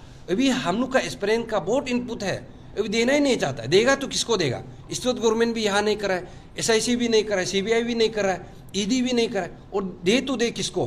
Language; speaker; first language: Hindi; non-native, local second language; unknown